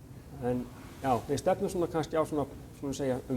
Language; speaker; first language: Icelandic; non-native, fluent; Swedish